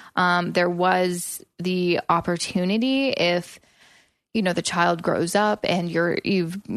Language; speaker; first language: English; native; English